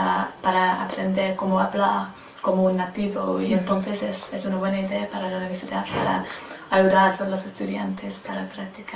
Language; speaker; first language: Spanish; non-native, learner; English